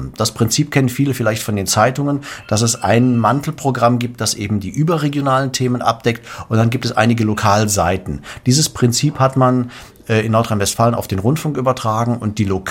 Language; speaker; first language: German; native; German